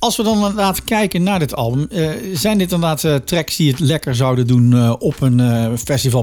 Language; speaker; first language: Dutch; native; Dutch